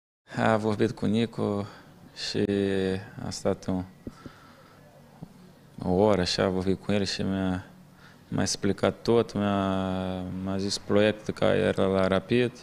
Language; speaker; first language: Romanian; non-native, learner; Portuguese